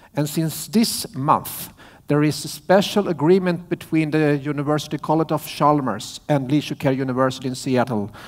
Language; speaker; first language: English; non-native, fluent; Swedish